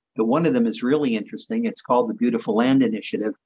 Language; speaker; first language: English; native; English